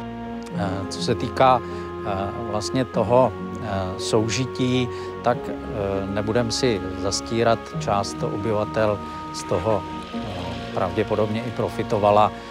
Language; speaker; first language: Czech; native; Czech